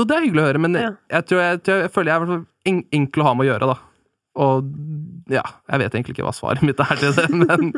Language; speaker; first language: Norwegian; native; Norwegian